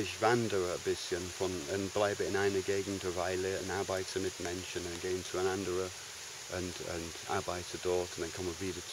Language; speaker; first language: German; non-native, fluent; English